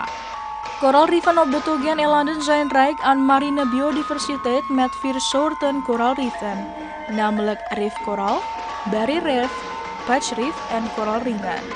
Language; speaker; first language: Dutch; non-native, fluent; Indonesian